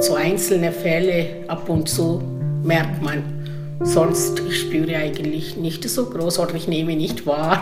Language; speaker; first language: German; non-native, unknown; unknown